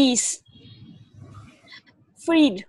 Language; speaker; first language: English; non-native, learner; Vietnamese